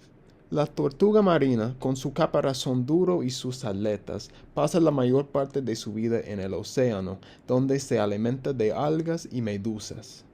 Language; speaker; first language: Spanish; non-native, fluent; English